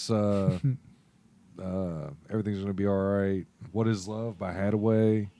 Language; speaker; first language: English; native; English